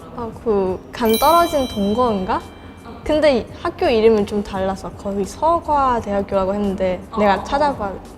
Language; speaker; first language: Korean; non-native, fluent; Burmese